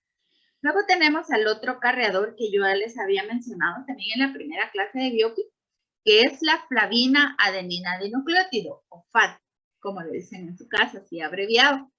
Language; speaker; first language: Spanish; native; Spanish